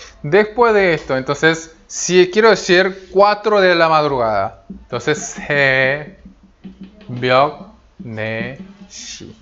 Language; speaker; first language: Spanish; non-native, fluent; Korean